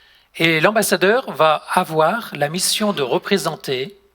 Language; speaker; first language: French; native; French